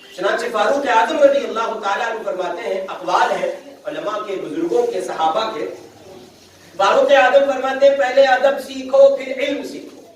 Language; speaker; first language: Urdu; native; Urdu